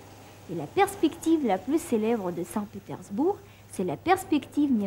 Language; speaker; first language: French; non-native, fluent; Russian